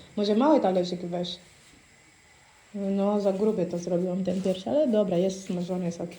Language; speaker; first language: Polish; non-native, fluent; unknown